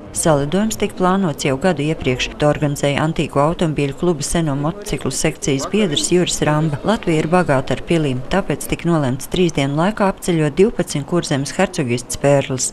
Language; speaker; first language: Latvian; native; Latvian